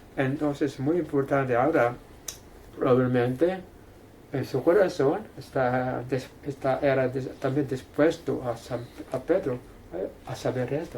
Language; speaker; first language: Spanish; non-native, fluent; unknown